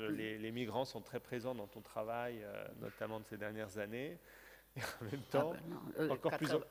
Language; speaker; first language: French; native; French